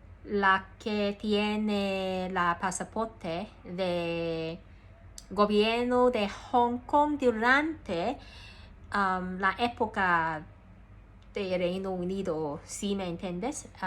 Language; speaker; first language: Spanish; non-native, learner; Cantonese